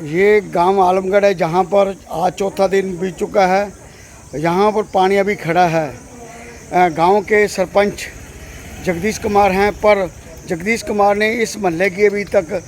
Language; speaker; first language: Hindi; non-native, local second language; Punjabi